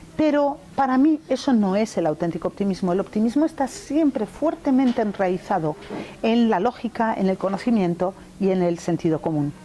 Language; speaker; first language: Spanish; early bilingual, other home language; English